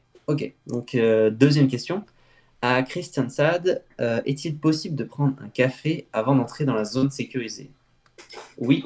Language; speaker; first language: French; native; French